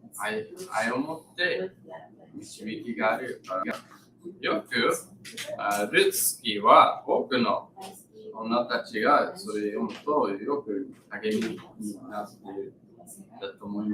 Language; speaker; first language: Japanese; non-native, learner; English